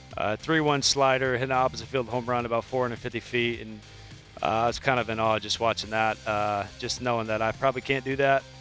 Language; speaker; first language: English; native; English